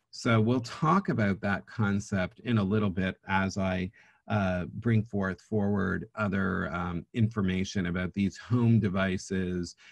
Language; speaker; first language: English; native; English